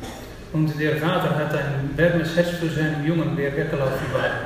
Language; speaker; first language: German; non-native, fluent; Dutch